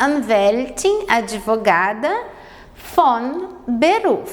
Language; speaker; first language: German; non-native, fluent; Portuguese